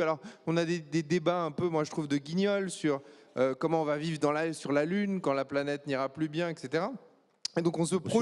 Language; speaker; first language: French; native; French